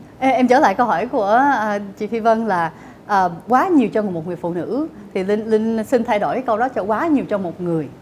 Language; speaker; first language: Vietnamese; early bilingual, heritage; Vietnamese